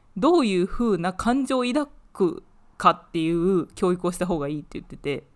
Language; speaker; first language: Japanese; native; Japanese